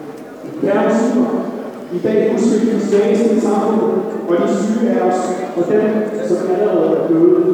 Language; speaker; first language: Danish; non-native, fluent; Arabic